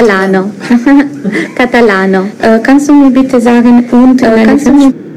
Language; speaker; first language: German; non-native, fluent; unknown